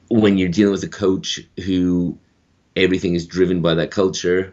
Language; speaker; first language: English; native; English